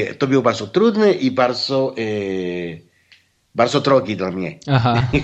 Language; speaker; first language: Polish; non-native, learner; Spanish